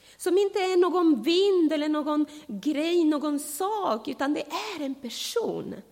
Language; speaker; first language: Swedish; non-native, fluent; Spanish